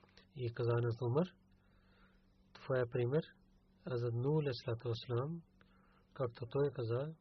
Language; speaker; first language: Bulgarian; non-native, learner; Urdu